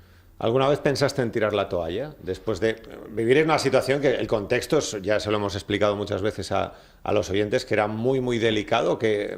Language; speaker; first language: Spanish; native; Spanish